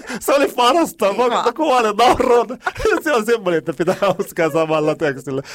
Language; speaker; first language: Finnish; non-native, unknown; Arabic